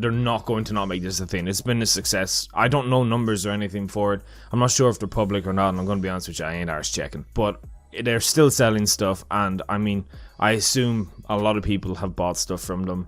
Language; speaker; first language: English; native; English